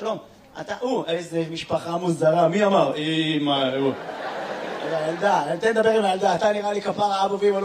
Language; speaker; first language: Hebrew; native; Hebrew